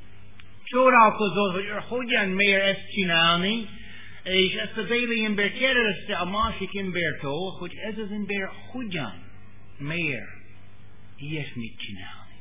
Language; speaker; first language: Hungarian; non-native, learner; English